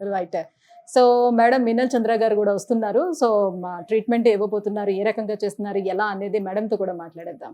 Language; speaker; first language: Telugu; native; Telugu